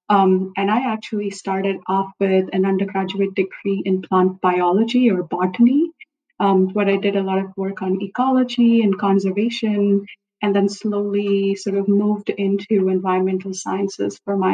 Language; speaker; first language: English; non-native, local second language; Hindi